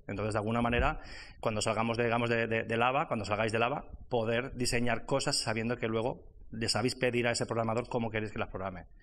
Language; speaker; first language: Spanish; non-native, fluent; French